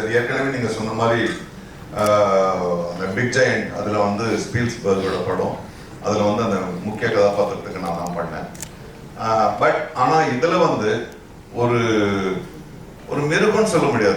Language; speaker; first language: Tamil; native; Tamil